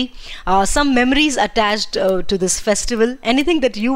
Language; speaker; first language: English; non-native, local second language; Gujarati